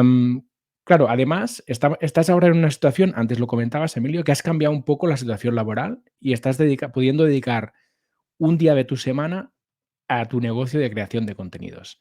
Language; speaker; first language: Spanish; native; Spanish